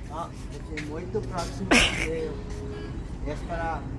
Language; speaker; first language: Portuguese; non-native, learner; English